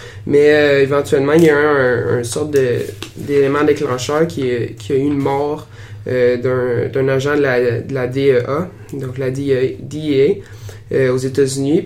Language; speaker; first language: French; native; French